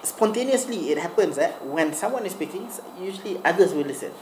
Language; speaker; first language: English; non-native, local second language; Malay